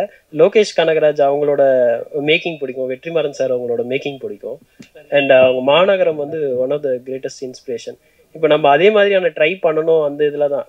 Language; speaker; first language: Tamil; native; Tamil